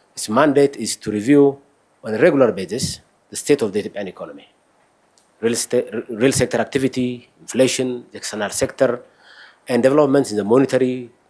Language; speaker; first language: English; non-native, local second language; Amharic